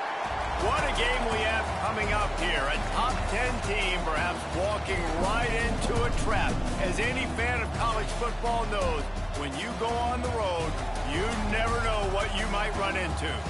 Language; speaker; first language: English; native; English